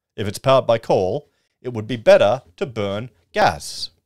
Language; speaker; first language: English; native; English